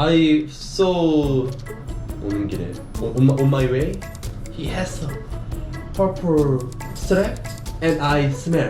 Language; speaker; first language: English; non-native, learner; Korean